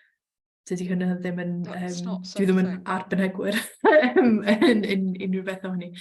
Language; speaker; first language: Welsh; non-native, fluent; English